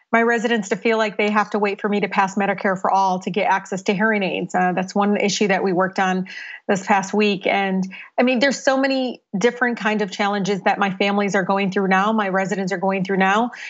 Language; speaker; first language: English; native; English